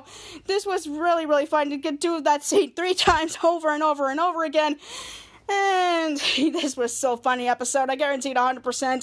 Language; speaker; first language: English; native; English